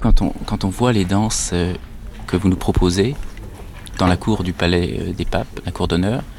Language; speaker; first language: French; native; French